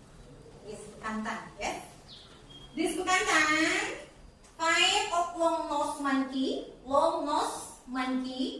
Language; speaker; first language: English; non-native, learner; Indonesian